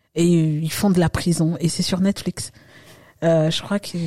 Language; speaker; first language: French; early bilingual, other home language; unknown